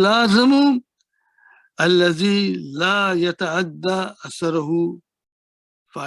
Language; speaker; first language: Arabic; non-native, fluent; Urdu